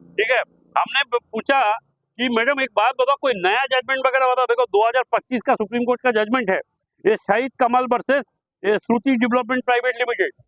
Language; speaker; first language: Hindi; non-native, local second language; Bangla